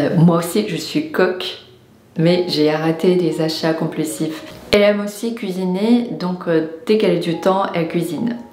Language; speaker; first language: French; non-native, fluent; Chinese